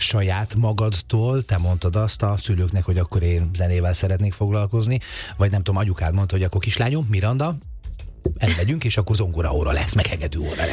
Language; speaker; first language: Hungarian; native; Hungarian